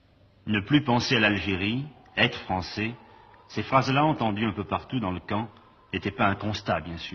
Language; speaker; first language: French; native; French